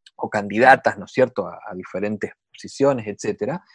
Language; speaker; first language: Spanish; native; Spanish